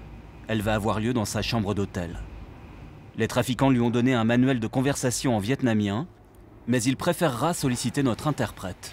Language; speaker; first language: French; native; French